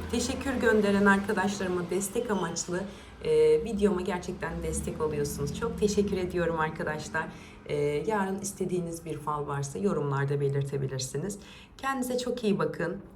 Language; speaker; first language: Turkish; native; Turkish